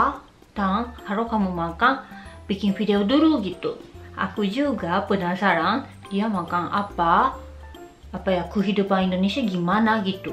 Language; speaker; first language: Indonesian; non-native, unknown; Japanese